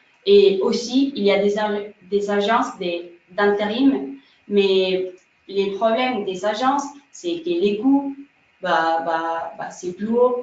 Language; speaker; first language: French; non-native, fluent; Spanish